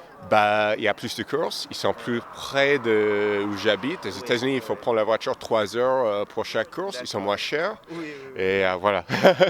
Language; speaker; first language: French; non-native, fluent; English